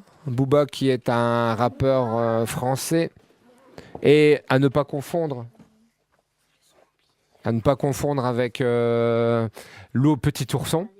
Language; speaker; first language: French; native; French